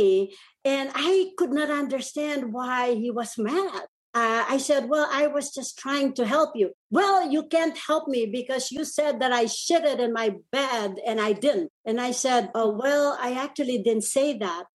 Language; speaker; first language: English; non-native, local second language; Pampanga